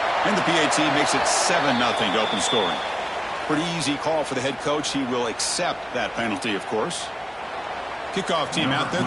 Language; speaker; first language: English; native; English